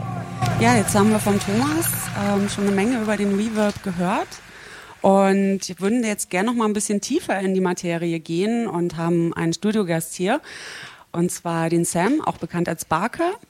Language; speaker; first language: German; native; German